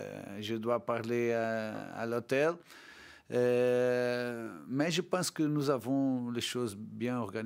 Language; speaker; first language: French; non-native, learner; Portuguese